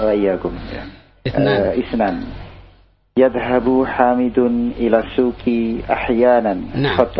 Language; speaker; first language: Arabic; non-native, learner; Indonesian